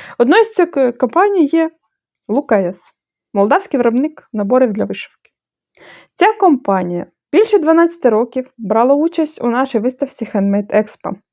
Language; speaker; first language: Ukrainian; non-native, fluent; Bulgarian